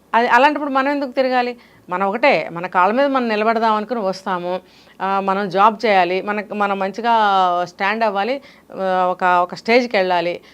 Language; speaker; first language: Telugu; native; Telugu